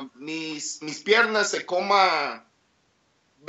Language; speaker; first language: Spanish; early bilingual, heritage; English